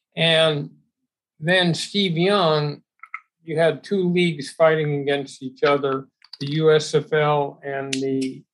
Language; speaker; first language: English; native; English